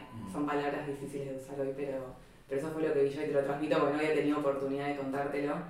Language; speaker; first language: Spanish; native; Spanish